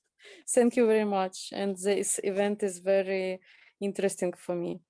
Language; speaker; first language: English; non-native, learner; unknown